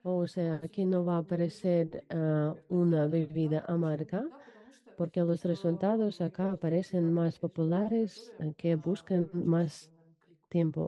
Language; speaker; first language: Spanish; non-native, fluent; Russian